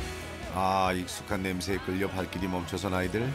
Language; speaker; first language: Korean; native; Korean